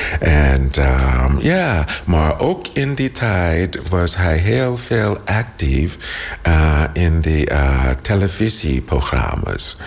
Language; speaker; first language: Dutch; non-native, learner; English